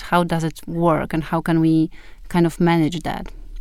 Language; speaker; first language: English; non-native, fluent; Polish